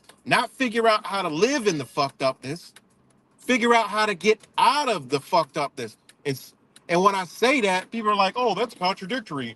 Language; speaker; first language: English; native; English